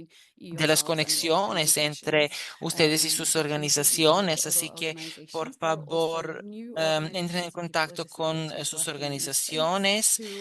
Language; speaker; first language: Spanish; non-native, fluent; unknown